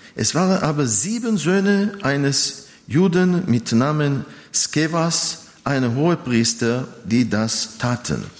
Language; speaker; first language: German; non-native, fluent; Hebrew